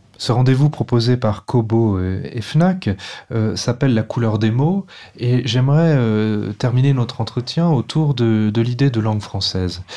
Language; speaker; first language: French; native; French